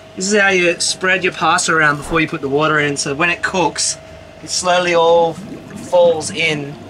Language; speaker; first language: English; native; English